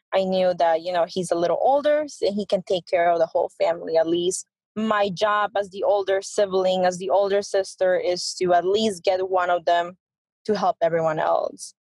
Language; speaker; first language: English; early bilingual, other home language; Spanish